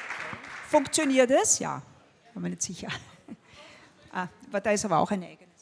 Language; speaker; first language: German; native; German